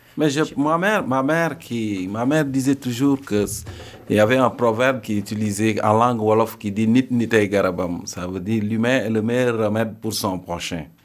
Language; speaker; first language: French; non-native, local second language; Serer